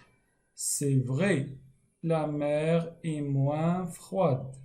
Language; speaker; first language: French; non-native, local second language; Arabic